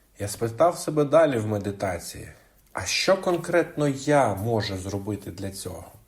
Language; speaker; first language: Ukrainian; non-native, local second language; Russian